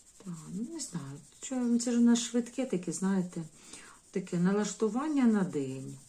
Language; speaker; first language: Ukrainian; non-native, local second language; Russian